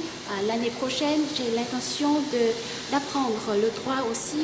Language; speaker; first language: French; non-native, fluent; Vietnamese